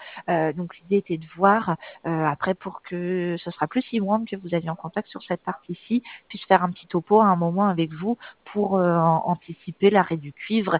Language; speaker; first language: French; native; French